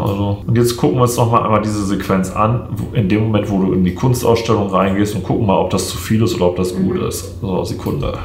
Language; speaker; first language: German; native; German